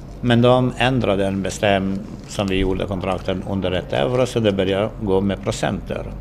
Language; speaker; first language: Swedish; non-native, fluent; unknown